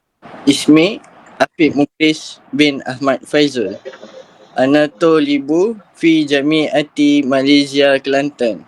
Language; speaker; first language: Arabic; non-native, learner; Malay